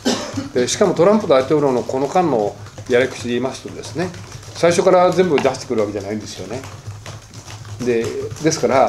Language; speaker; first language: Japanese; native; Japanese